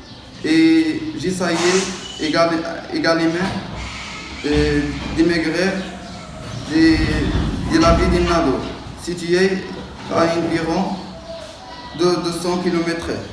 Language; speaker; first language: French; non-native, local second language; Arabic